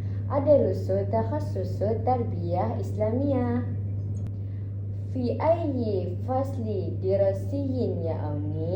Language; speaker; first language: Arabic; non-native, learner; Malay